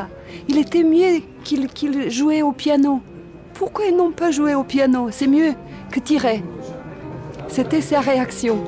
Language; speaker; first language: French; non-native, fluent; Bosnian